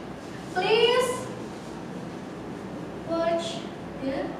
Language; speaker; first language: English; non-native, local second language; Indonesian